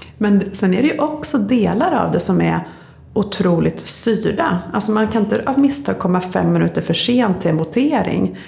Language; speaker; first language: Swedish; native; Swedish